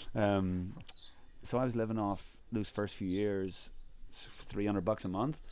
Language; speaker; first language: English; native; English